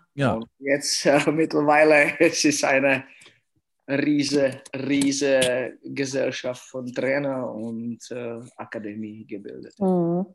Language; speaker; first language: German; non-native, fluent; Czech